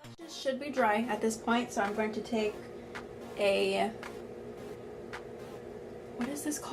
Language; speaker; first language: English; native; English